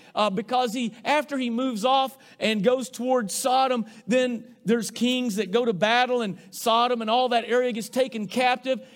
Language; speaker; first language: English; native; English